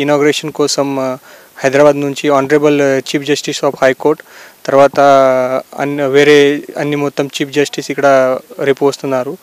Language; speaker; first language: Telugu; non-native, learner; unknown